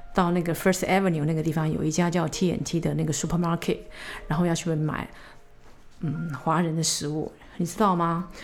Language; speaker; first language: Chinese; native; Chinese